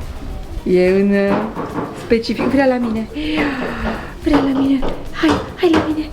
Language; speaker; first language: Romanian; native; Romanian